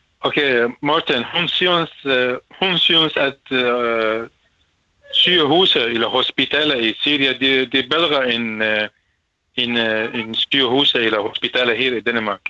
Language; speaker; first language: Danish; non-native, learner; Arabic